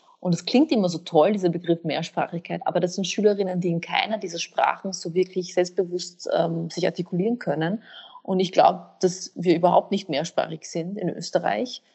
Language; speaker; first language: German; early bilingual, other home language; Bosnian